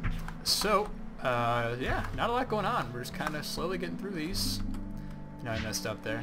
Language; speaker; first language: English; native; English